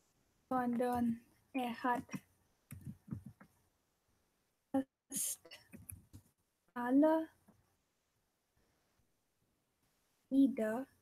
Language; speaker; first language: German; non-native, fluent; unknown